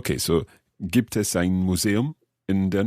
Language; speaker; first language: German; non-native, learner; English